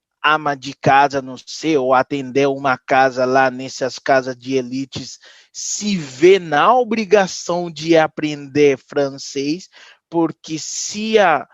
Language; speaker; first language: Portuguese; non-native, fluent; Haitian Creole